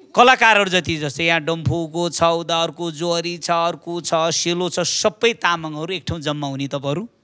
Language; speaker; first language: Nepali; non-native, local second language; Eastern Tamang